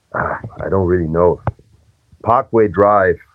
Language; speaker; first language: English; non-native, fluent; German